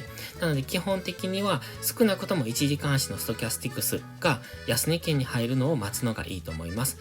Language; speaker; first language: Japanese; native; Japanese